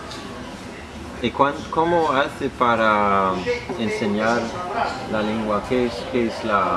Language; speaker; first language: Spanish; non-native, learner; Danish